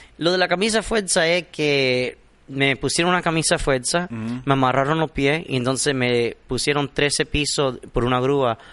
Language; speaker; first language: Spanish; early bilingual, heritage; Spanish